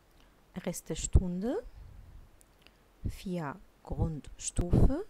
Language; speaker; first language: German; non-native, learner; Arabic